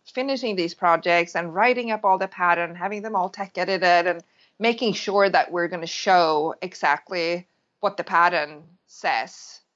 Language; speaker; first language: English; non-native, fluent; Swedish